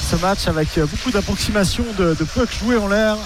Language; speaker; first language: French; native; French